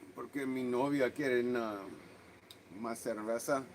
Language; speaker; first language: Spanish; non-native, learner; English